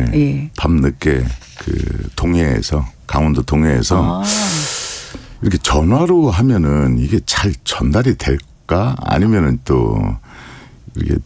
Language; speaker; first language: Korean; native; Korean